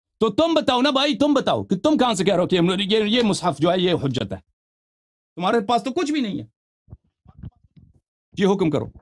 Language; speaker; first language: Urdu; non-native, fluent; Persian